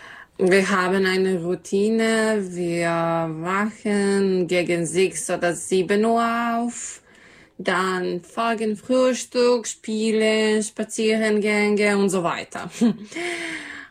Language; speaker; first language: German; non-native, learner; Serbian